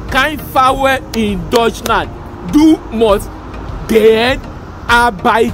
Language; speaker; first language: German; non-native, learner; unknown